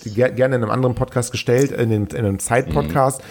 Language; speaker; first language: German; native; German